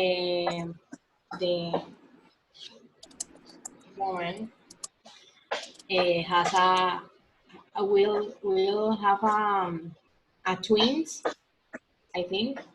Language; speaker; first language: English; non-native, learner; Spanish